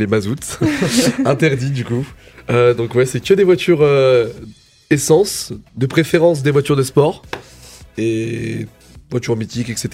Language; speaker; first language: French; native; French